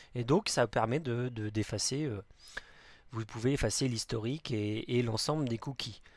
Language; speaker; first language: French; native; French